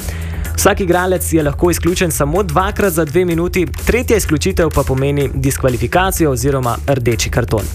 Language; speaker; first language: Slovenian; native; Slovenian